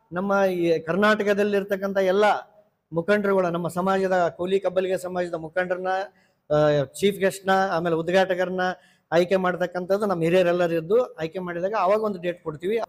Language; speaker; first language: Kannada; native; Kannada